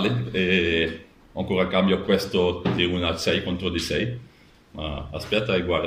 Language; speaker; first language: Italian; non-native, learner; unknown